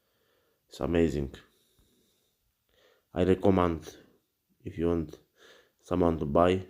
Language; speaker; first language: English; non-native, learner; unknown